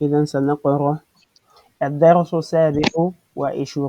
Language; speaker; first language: Arabic; non-native, fluent; French